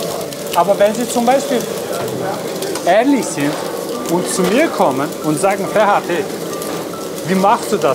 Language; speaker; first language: German; non-native, fluent; Turkish